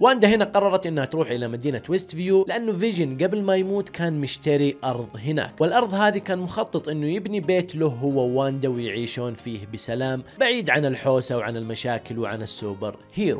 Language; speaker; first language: Arabic; native; Arabic